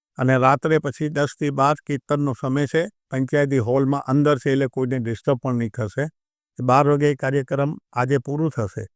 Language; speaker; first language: Gujarati; non-native, local second language; Sindhi